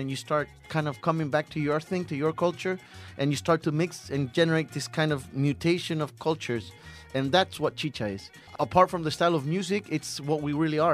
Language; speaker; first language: English; early bilingual, other home language; Spanish